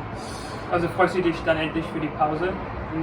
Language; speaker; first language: German; non-native, fluent; English